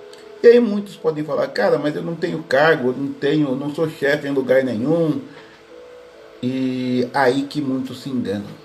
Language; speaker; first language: Portuguese; native; Portuguese